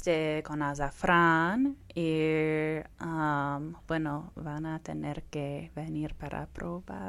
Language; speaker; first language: Spanish; non-native, fluent; English